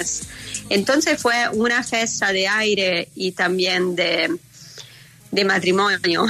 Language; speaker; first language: Spanish; non-native, fluent; Italian